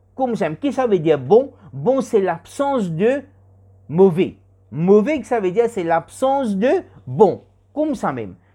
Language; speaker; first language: French; non-native, learner; Morisyen